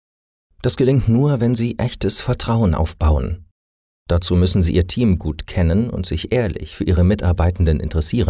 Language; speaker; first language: German; native; German